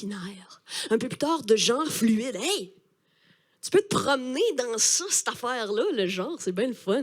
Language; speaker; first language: French; native; French